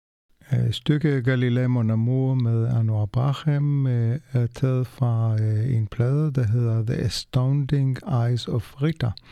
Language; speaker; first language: Danish; non-native, fluent; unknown